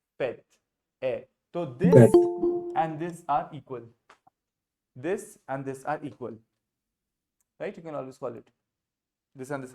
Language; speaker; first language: English; non-native, local second language; Hindi